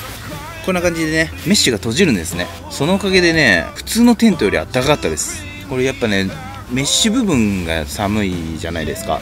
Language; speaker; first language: Japanese; native; Japanese